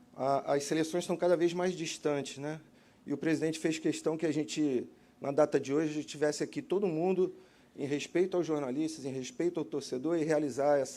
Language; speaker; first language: Portuguese; native; Portuguese